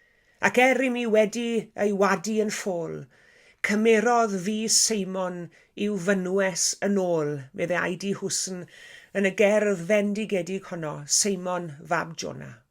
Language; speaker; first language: Welsh; native; Welsh